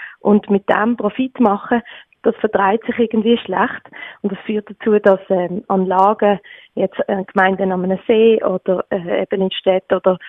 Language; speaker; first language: German; native; German